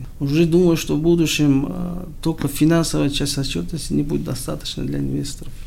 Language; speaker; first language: Russian; non-native, local second language; Tajik